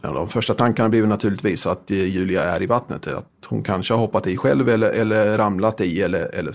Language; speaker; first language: Swedish; native; Swedish